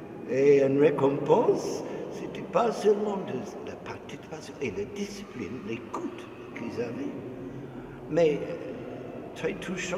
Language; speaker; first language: French; non-native, fluent; English